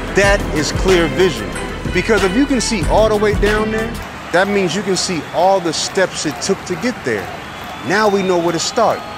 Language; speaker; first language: English; native; English